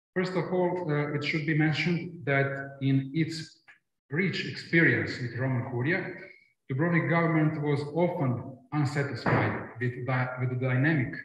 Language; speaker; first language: English; non-native, fluent; Croatian